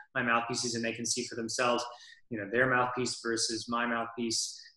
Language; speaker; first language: English; native; English